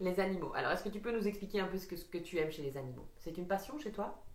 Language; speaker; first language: French; native; French